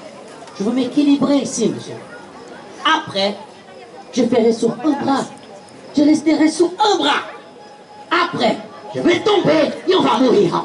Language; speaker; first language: French; non-native, fluent; Portuguese